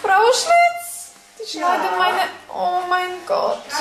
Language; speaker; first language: German; non-native, fluent; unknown